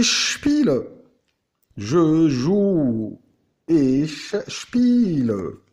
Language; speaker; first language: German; non-native, fluent; Arabic